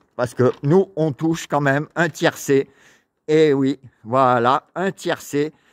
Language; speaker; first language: French; native; French